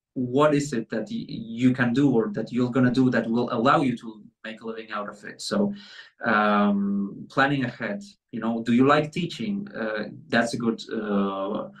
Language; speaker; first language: English; non-native, fluent; Spanish